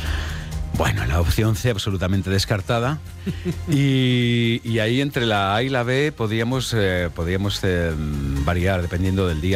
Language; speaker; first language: Spanish; native; Spanish